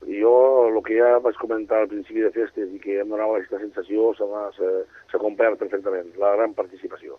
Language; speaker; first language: Catalan; native; Catalan